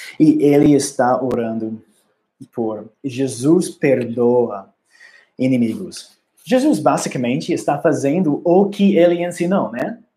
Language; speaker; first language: Portuguese; non-native, learner; English